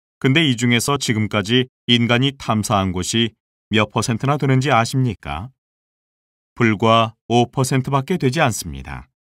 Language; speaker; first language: Korean; native; Korean